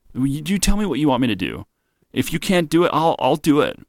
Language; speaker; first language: English; native; English